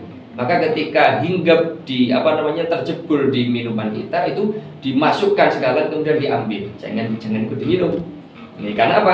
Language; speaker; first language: Indonesian; non-native, local second language; Javanese